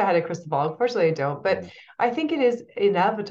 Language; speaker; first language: English; native; English